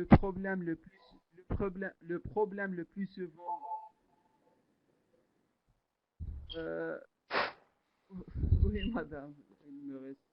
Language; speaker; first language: French; non-native, learner; Arabic